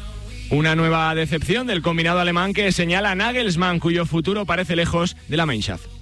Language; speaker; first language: Spanish; native; Spanish